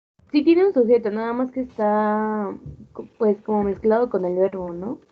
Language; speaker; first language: Spanish; native; Spanish